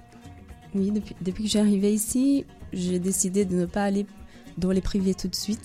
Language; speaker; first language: French; non-native, fluent; Portuguese